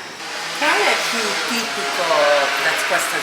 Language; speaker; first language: Italian; non-native, learner; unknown